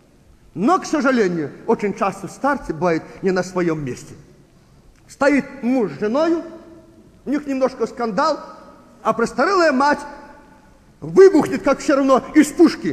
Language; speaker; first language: Russian; native; Russian